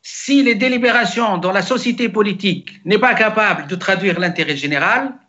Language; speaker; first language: French; non-native, local second language; Arabic